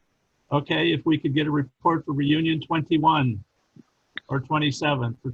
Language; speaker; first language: English; native; English